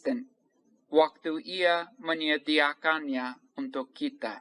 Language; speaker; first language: Indonesian; non-native, fluent; English